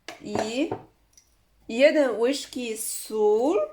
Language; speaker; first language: Polish; non-native, learner; Chinese